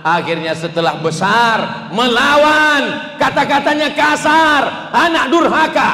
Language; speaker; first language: Indonesian; native; Indonesian